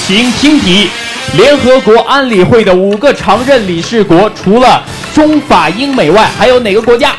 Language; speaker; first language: Chinese; native; Chinese